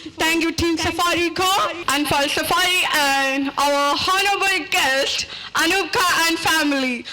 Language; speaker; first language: English; non-native, local second language; Malayalam